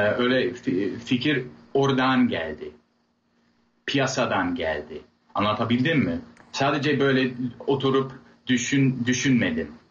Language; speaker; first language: Turkish; non-native, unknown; English